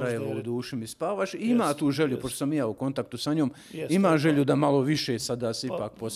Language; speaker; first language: Serbian; native; Serbian